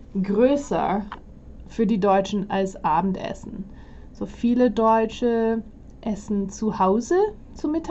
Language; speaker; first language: German; non-native, fluent; English